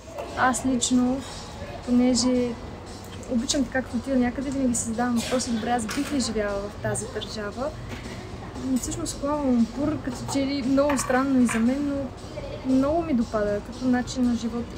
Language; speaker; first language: Bulgarian; native; Bulgarian